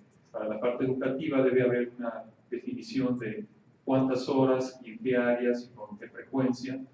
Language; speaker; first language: Spanish; native; Spanish